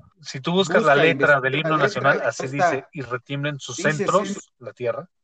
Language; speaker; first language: Spanish; native; Spanish